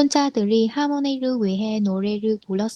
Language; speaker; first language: Korean; non-native, learner; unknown